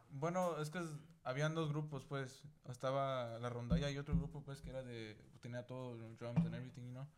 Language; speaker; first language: Spanish; early bilingual, heritage; Spanish